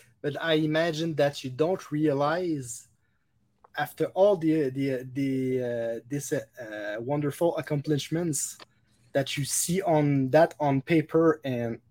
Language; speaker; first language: English; non-native, local second language; French